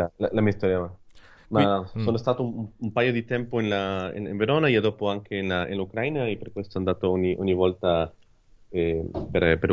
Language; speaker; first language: Italian; non-native, learner; Spanish